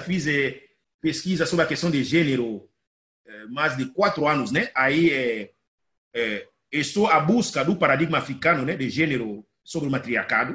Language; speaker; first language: Portuguese; non-native, fluent; Lingala